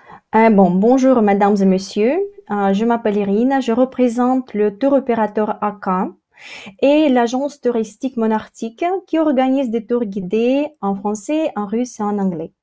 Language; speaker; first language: French; non-native, fluent; Russian